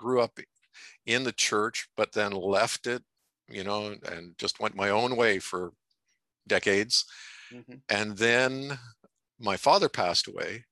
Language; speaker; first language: English; native; English